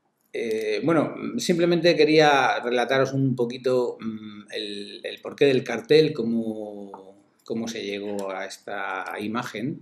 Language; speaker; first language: Spanish; native; Spanish